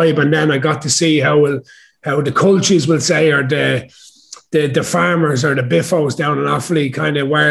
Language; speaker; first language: English; native; English